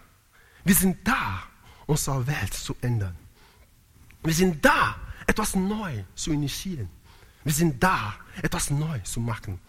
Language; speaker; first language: German; non-native, learner; Italian